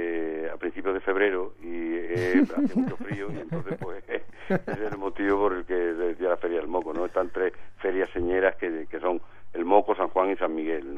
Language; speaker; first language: Spanish; native; Spanish